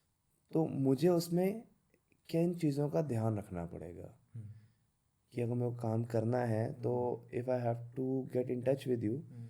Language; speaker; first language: Hindi; native; Hindi